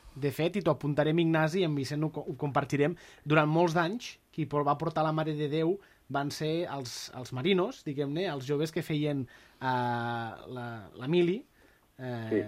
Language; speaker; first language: Catalan; native; Catalan